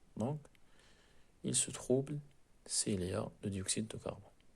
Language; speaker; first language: French; non-native, local second language; Arabic